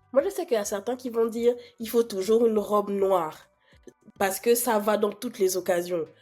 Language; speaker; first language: French; native; French